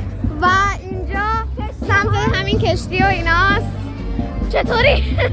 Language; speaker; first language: Persian; native; Persian